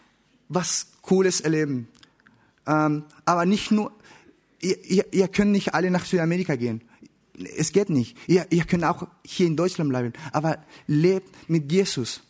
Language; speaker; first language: German; non-native, learner; Spanish